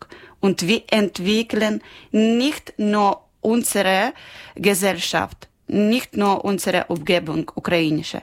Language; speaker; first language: German; non-native, learner; Ukrainian